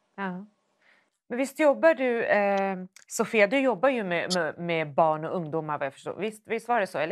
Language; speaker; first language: Swedish; native; Swedish